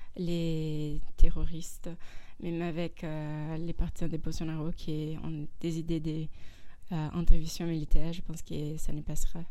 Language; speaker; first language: French; non-native, fluent; Portuguese